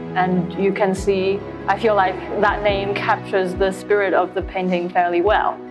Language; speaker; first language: English; non-native, fluent; Chinese